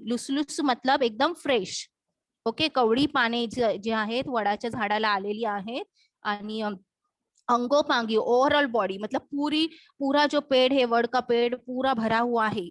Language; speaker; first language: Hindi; non-native, local second language; Marathi